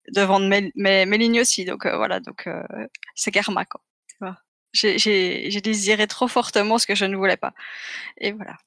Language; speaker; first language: French; native; French